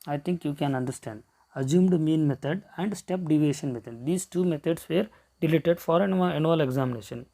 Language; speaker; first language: English; non-native, local second language; Kannada